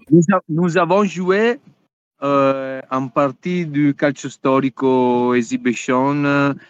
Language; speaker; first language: French; non-native, learner; Italian